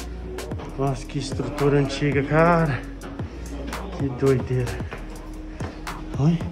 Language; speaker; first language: Portuguese; native; Portuguese